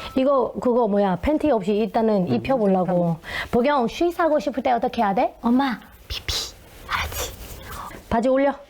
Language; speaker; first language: Korean; non-native, fluent; Burmese